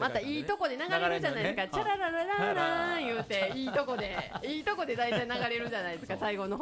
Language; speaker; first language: Japanese; native; Japanese